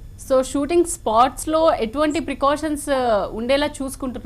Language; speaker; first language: Telugu; native; Telugu